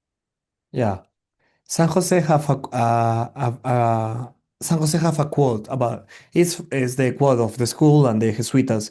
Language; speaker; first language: English; non-native, learner; Spanish